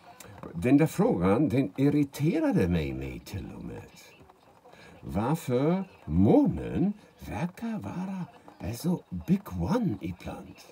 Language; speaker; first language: Swedish; non-native, fluent; German